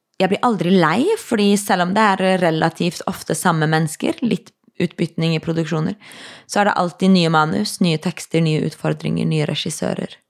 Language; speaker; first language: Norwegian; native; Norwegian